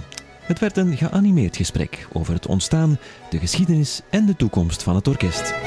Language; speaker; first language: Dutch; native; Dutch